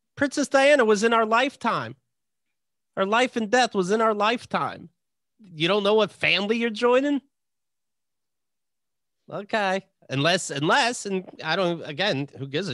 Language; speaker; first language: English; native; English